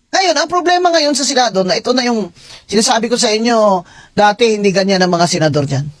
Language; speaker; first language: Filipino; non-native, local second language; Hiligaynon